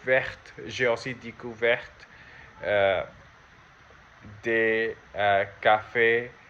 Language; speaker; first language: French; non-native, learner; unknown